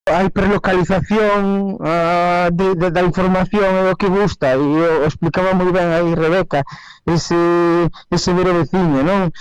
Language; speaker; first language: Galician; non-native, local second language; Spanish